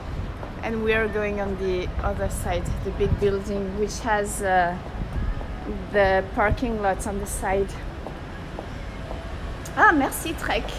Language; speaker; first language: English; non-native, fluent; French